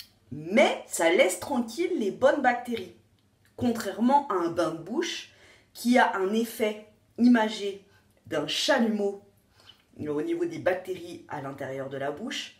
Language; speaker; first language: French; native; French